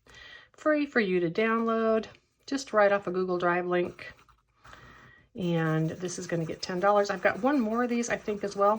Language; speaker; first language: English; native; English